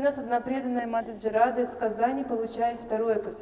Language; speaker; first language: Russian; native; Russian